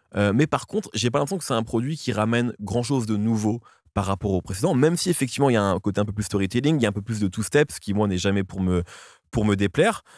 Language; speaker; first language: French; native; French